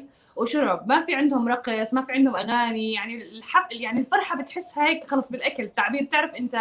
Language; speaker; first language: Arabic; native; Arabic